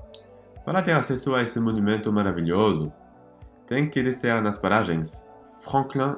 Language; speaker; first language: Portuguese; non-native, fluent; French